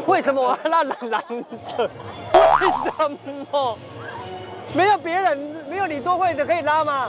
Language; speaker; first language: Chinese; native; Chinese